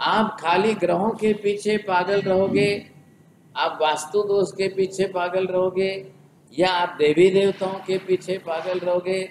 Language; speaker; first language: Hindi; non-native, local second language; Gujarati